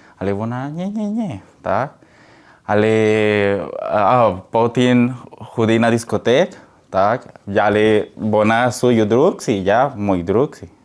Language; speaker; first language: Ukrainian; non-native, learner; Spanish